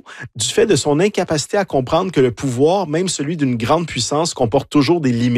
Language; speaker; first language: French; native; French